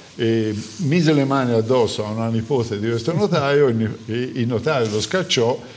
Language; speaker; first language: Italian; native; Italian